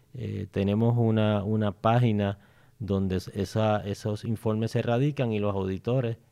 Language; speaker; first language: Spanish; native; Spanish